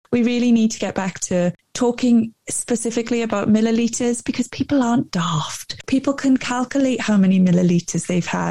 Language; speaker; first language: English; native; English